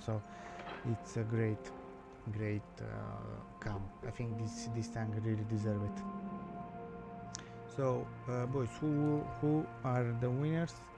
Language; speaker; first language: English; non-native, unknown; Italian